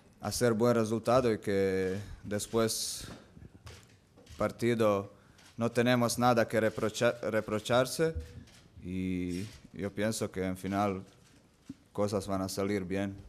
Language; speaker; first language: Spanish; non-native, learner; Croatian